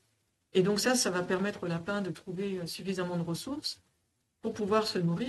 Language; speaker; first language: French; native; French